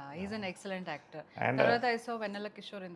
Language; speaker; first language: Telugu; non-native, fluent; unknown